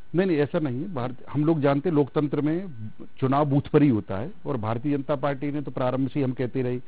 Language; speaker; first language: Hindi; native; Hindi